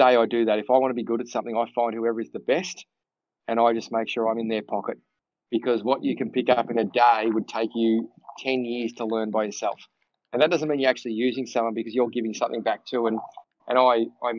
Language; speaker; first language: English; native; English